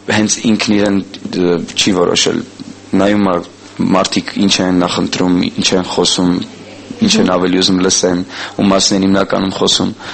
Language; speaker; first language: Armenian; early bilingual, heritage; Armenian